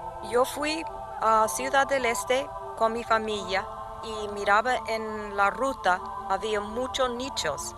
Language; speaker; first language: Spanish; non-native, fluent; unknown